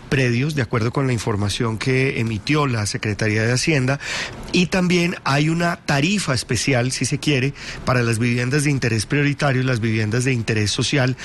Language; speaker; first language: Spanish; native; Spanish